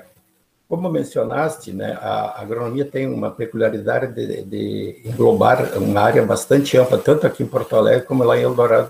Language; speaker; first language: Portuguese; native; Portuguese